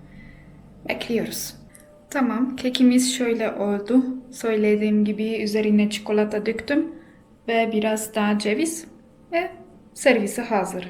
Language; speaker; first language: Turkish; non-native, fluent; Polish